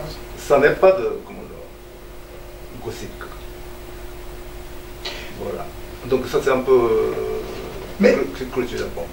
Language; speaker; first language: French; non-native, learner; Japanese